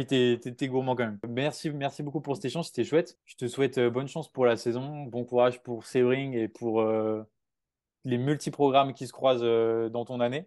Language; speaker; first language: French; native; French